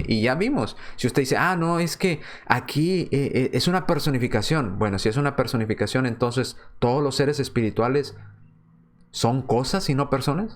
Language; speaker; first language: Spanish; native; Spanish